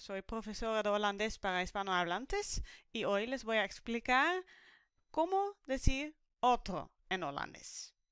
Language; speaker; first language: Spanish; non-native, fluent; Dutch